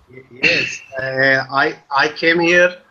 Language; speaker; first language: English; non-native, learner; Turkish